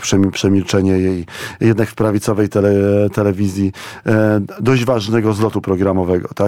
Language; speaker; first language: Polish; native; Polish